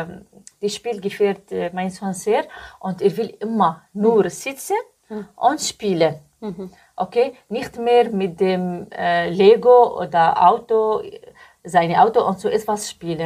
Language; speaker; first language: German; non-native, learner; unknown